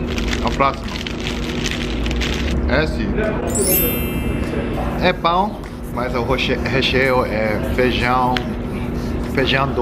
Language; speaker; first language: Portuguese; non-native, learner; Korean